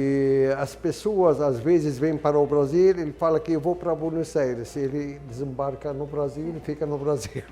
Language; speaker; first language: Portuguese; non-native, fluent; Arabic